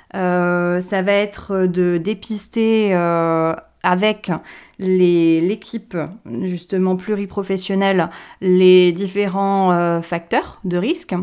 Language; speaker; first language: French; native; French